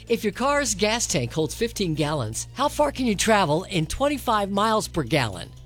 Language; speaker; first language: English; native; English